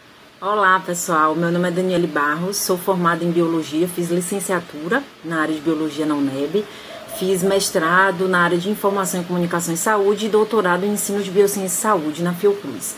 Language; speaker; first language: Portuguese; native; Portuguese